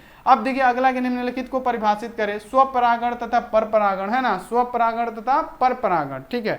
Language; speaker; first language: Hindi; native; Hindi